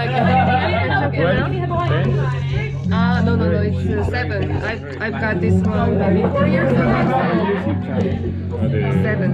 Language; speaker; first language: English; non-native, learner; Korean